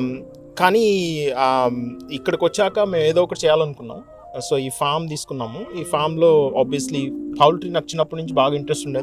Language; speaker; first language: Telugu; native; Telugu